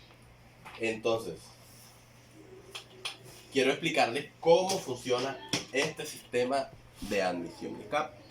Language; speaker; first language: Spanish; native; Spanish